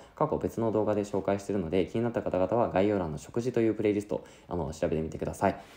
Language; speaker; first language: Japanese; native; Japanese